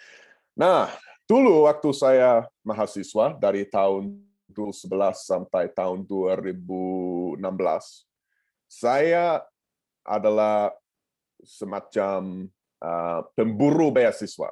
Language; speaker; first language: Indonesian; non-native, fluent; English